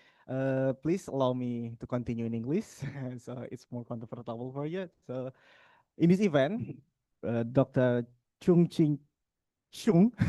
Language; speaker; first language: English; non-native, fluent; Indonesian